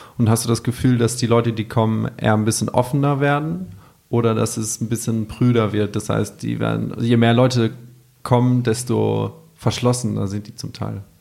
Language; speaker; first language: German; native; German